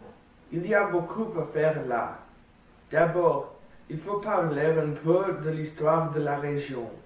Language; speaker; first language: French; non-native, learner; English